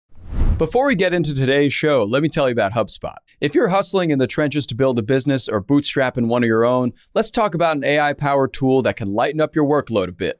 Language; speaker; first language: English; native; English